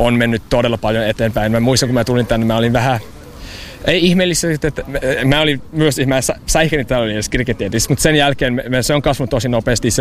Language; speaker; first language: Finnish; non-native, fluent; English